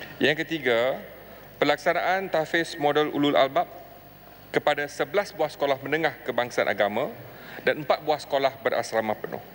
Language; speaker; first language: Malay; native; Malay